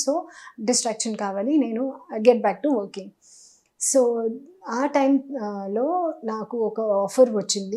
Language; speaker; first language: Telugu; non-native, fluent; Hindi